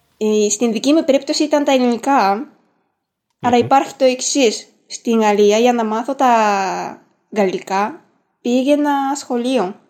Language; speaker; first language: Greek; non-native, fluent; Japanese